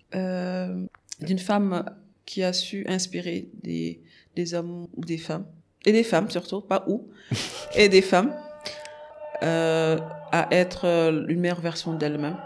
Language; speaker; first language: French; non-native, local second language; Wolof